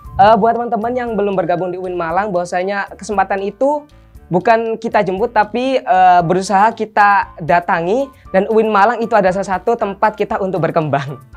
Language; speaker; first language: Indonesian; native; Indonesian